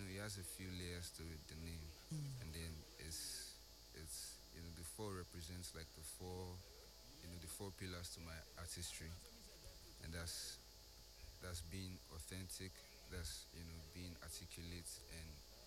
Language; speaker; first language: English; non-native, local second language; Yoruba